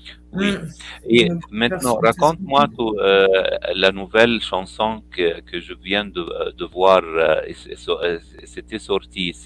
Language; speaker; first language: French; non-native, fluent; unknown